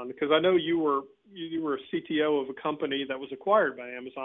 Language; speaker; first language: English; native; English